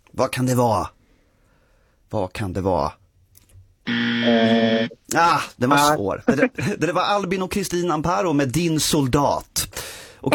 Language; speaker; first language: Swedish; native; Swedish